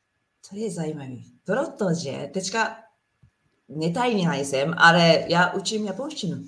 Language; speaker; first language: Czech; non-native, learner; Japanese